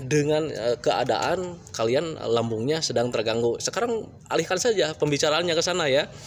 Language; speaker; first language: Indonesian; native; Indonesian